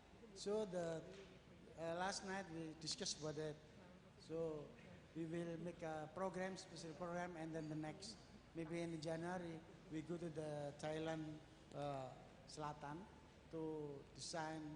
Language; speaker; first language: English; non-native, learner; Indonesian